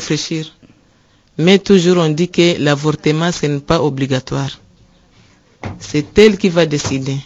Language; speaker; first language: French; non-native, learner; Rundi